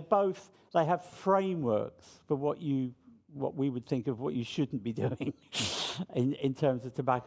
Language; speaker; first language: English; native; English